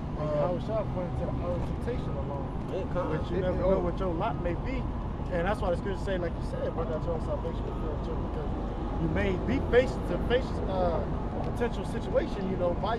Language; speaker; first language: English; native; English